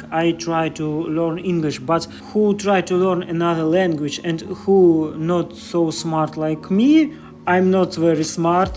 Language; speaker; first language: English; non-native, learner; Russian